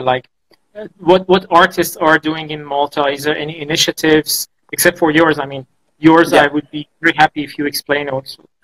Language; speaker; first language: English; non-native, fluent; Azerbaijani